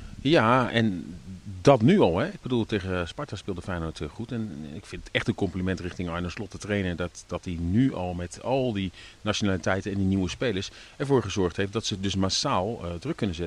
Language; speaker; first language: Dutch; native; Dutch